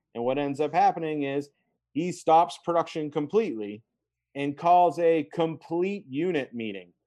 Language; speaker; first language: English; native; English